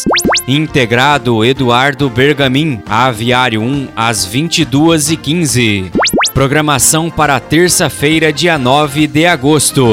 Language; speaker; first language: Portuguese; native; Portuguese